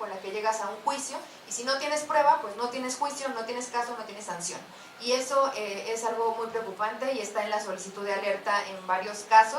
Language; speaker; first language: Spanish; native; Spanish